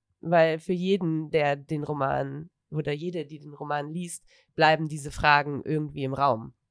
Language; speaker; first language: German; native; German